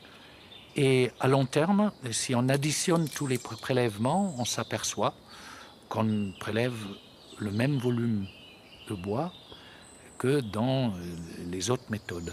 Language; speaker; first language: French; native; French